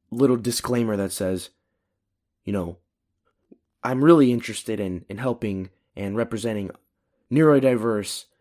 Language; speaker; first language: English; early bilingual, other home language; Filipino